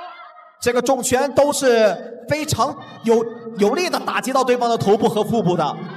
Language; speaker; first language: Chinese; native; Chinese